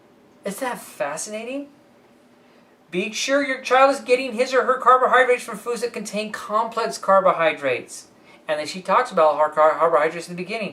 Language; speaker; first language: English; native; English